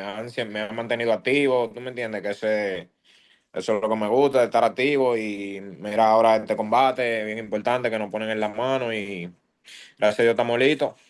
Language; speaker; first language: Spanish; native; Spanish